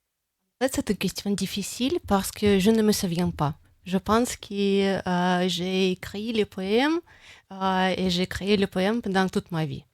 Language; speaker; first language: French; non-native, fluent; Russian